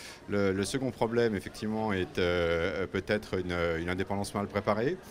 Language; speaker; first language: French; native; French